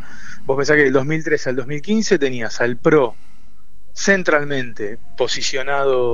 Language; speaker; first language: Spanish; native; Spanish